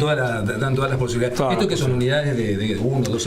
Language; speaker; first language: Spanish; native; Spanish